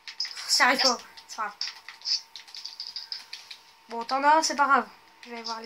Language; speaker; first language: French; native; French